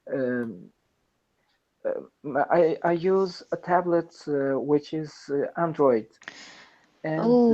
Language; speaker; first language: English; non-native, learner; Persian